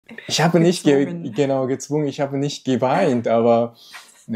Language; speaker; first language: German; non-native, learner; Japanese